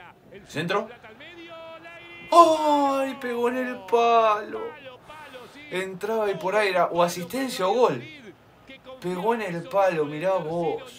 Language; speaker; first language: Spanish; native; Spanish